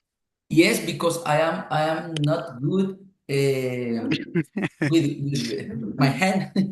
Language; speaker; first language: English; non-native, learner; Spanish